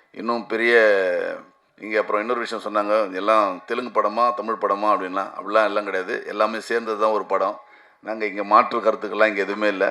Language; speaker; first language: Tamil; native; Tamil